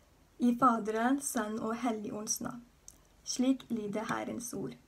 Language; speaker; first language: Norwegian; non-native, fluent; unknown